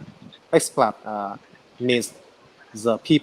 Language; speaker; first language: English; non-native, learner; Vietnamese